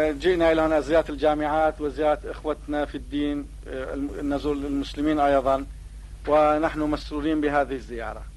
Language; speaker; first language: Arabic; non-native, fluent; Turkish